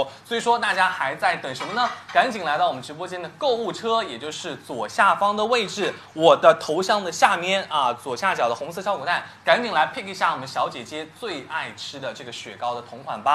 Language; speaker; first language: Chinese; native; Chinese